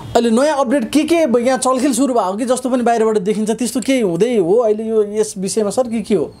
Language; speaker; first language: Nepali; native; Nepali